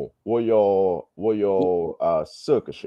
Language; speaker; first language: Chinese; non-native, learner; English